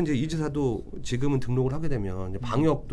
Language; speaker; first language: Korean; native; Korean